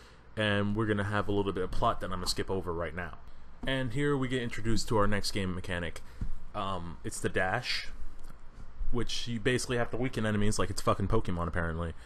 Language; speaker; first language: English; native; English